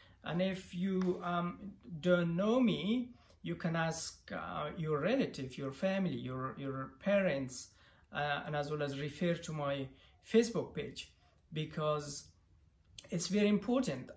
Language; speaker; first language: English; non-native, fluent; Persian